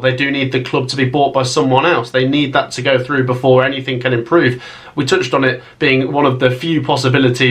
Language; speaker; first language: English; native; English